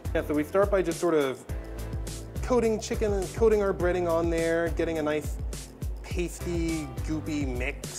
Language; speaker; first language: English; native; English